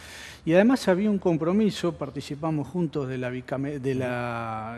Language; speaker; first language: Spanish; native; Spanish